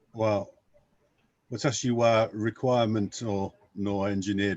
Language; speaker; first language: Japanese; non-native, learner; English